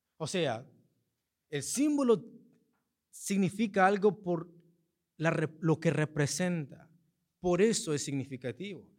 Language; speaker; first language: Spanish; early bilingual, heritage; Spanish